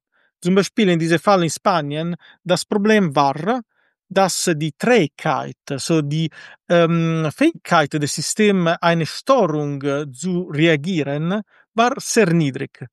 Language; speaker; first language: German; non-native, fluent; Italian